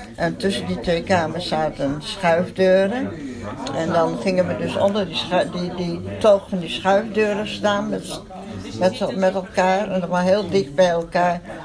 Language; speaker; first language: Dutch; native; Dutch